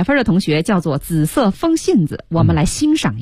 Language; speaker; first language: Chinese; native; Chinese